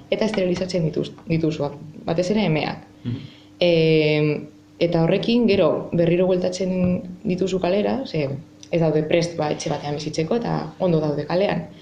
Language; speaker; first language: Basque; non-native, local second language; Spanish